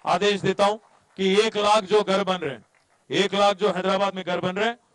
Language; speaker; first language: Hindi; non-native, local second language; Telugu